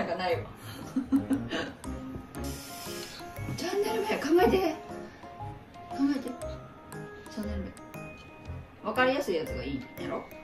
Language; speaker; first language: Japanese; native; Japanese